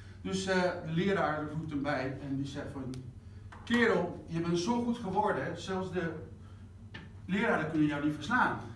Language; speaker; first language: Dutch; non-native, fluent; Spanish